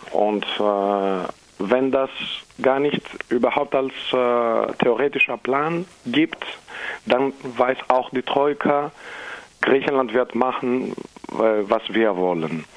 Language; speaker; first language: German; non-native, fluent; Greek